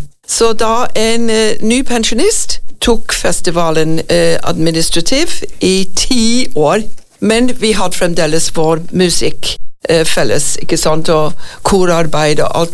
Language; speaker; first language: Norwegian; non-native, fluent; English